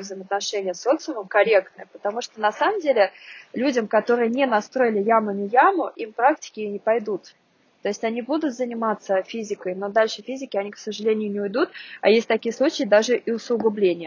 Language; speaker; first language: Russian; native; Russian